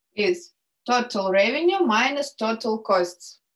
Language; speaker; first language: English; non-native, fluent; Russian